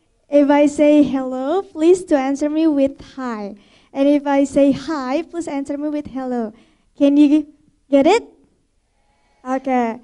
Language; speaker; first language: English; non-native, fluent; Indonesian